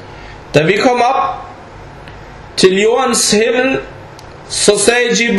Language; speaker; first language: Danish; non-native, fluent; Arabic